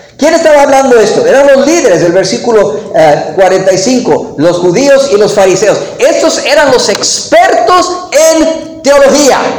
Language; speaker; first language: Spanish; non-native, fluent; English